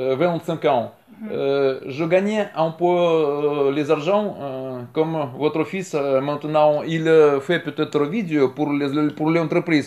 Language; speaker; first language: French; non-native, learner; Russian